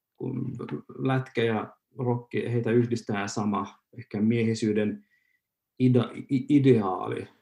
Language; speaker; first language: Finnish; non-native, local second language; Swedish